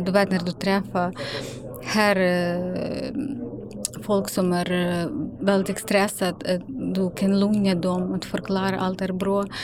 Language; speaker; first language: Swedish; non-native, learner; Ukrainian